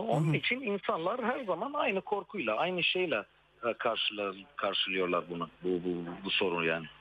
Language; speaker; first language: Turkish; non-native, fluent; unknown